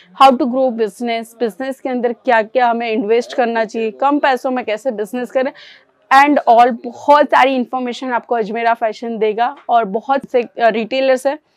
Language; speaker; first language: Hindi; native; Hindi